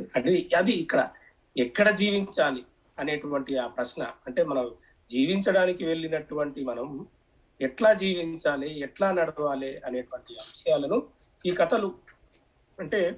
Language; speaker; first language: Telugu; native; Telugu